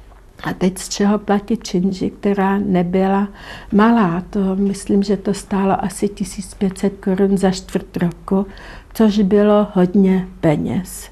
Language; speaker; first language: Czech; non-native, local second language; German